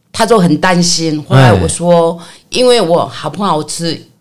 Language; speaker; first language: Chinese; non-native, learner; Korean